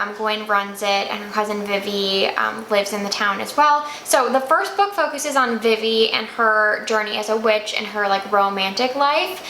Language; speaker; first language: English; native; English